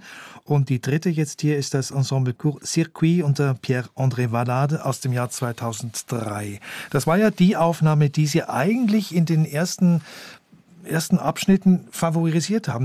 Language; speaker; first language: German; native; German